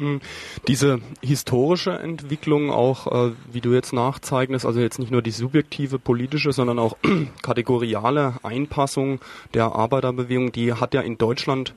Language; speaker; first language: German; native; German